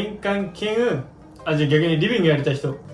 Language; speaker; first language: Japanese; native; Japanese